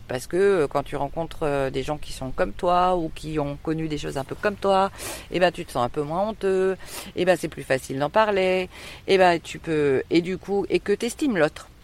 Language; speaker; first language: French; native; French